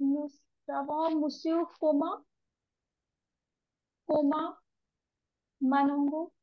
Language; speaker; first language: French; non-native, learner; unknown